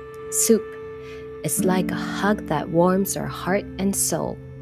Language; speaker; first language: English; early bilingual, other home language; Japanese